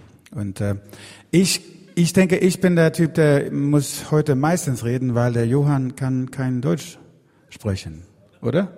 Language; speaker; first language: German; non-native, fluent; Swedish